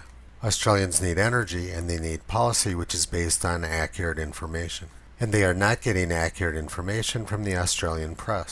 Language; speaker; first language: English; native; English